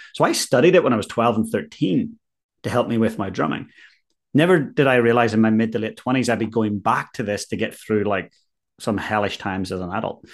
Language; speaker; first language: English; native; English